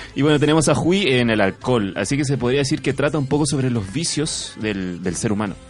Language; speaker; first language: Spanish; non-native, fluent; Chinese